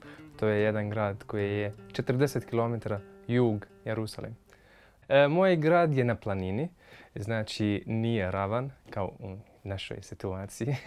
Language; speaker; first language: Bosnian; non-native, fluent; Arabic